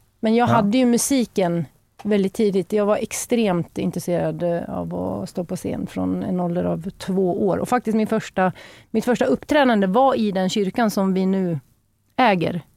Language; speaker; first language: Swedish; native; Swedish